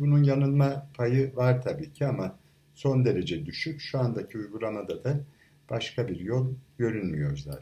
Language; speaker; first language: Turkish; native; Turkish